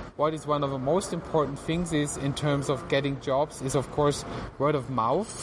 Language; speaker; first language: English; non-native, fluent; German